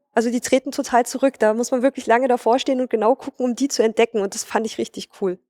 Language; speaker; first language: German; native; German